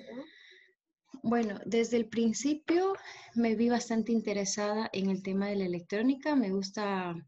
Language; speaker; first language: Spanish; native; Spanish